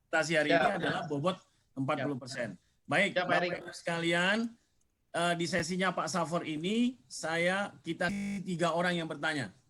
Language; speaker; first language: Indonesian; native; Indonesian